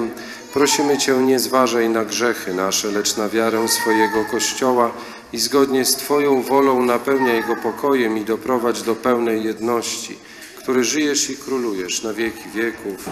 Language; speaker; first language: Polish; native; Polish